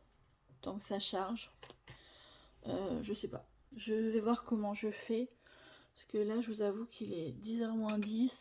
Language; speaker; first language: French; native; French